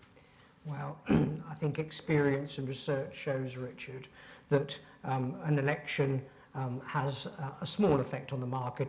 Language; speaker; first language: English; native; English